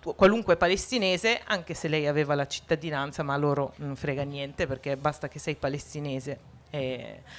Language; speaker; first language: Italian; non-native, fluent; Arabic